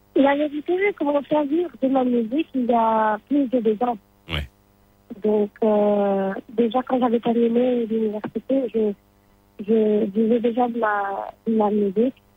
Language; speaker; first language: French; non-native, local second language; Arabic